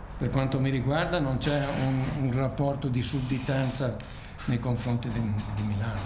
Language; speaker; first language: Italian; native; Italian